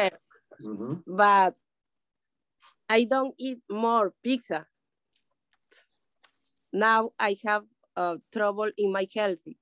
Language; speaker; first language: English; non-native, learner; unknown